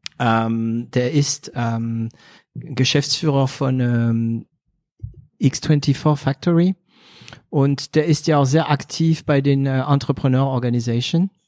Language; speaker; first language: German; non-native, fluent; French